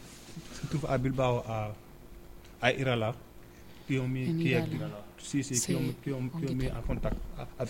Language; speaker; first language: French; non-native, learner; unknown